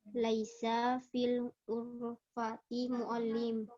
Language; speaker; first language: Arabic; non-native, learner; Indonesian